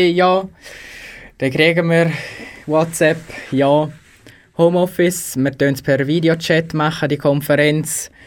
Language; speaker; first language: German; native; German